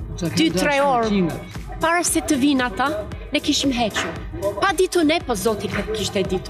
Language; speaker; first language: Albanian; non-native, learner; English